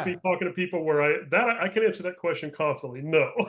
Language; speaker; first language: English; native; English